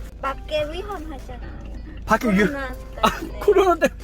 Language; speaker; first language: Korean; non-native, learner; Vietnamese